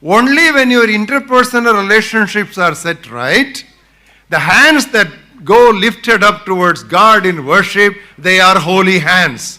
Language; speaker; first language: English; non-native, local second language; Tamil